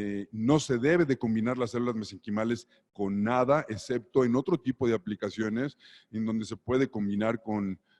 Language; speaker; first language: Spanish; native; Spanish